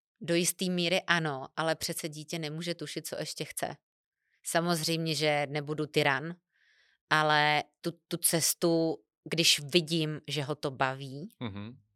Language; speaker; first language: Czech; native; Czech